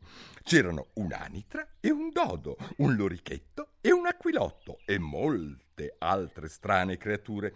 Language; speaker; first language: Italian; native; Italian